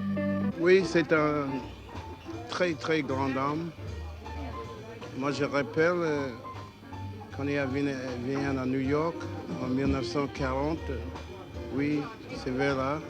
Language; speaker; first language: French; non-native, learner; English